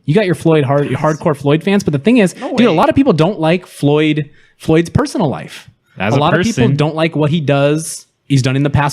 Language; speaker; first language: English; native; English